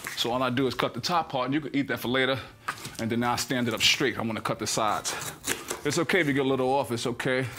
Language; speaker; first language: English; native; English